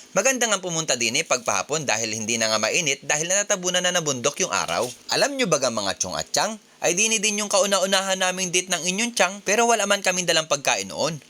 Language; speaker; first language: Filipino; native; Filipino